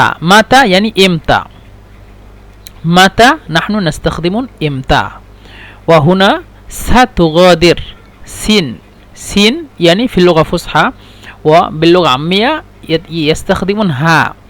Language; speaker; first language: Arabic; non-native, fluent; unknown